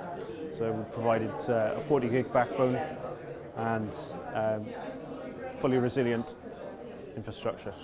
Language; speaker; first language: English; native; English